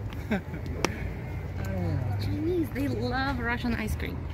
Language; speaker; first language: English; non-native, fluent; Russian